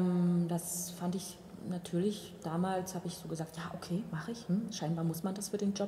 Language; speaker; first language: German; native; German